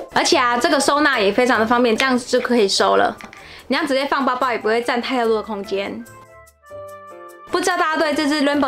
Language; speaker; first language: Chinese; native; Chinese